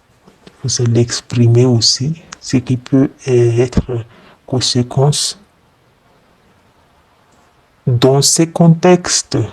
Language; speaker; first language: French; non-native, fluent; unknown